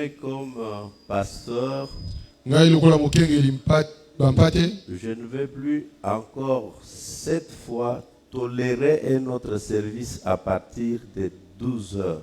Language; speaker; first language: French; non-native, local second language; Luba-Lulua